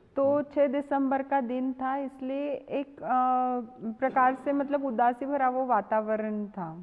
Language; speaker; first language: Hindi; non-native, local second language; Marathi